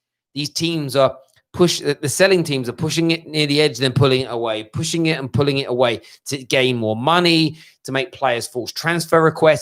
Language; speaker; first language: English; native; English